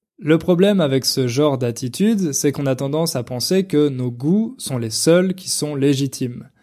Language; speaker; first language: French; native; French